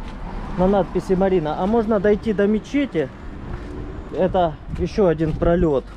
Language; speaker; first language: Russian; native; Russian